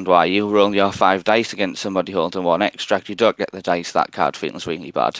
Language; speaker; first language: English; native; English